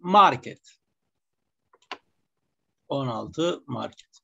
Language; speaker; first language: English; non-native, learner; Arabic